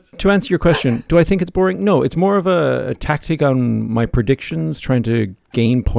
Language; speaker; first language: English; native; English